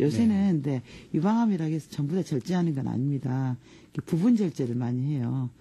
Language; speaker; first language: Korean; native; Korean